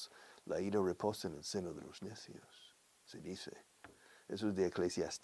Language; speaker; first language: Spanish; non-native, fluent; English